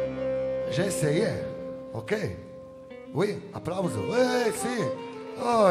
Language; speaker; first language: French; non-native, learner; Italian